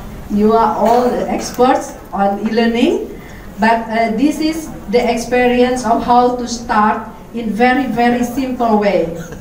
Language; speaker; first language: English; non-native, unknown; Indonesian